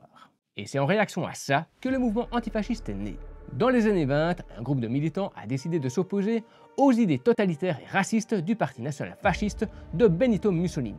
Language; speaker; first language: French; native; French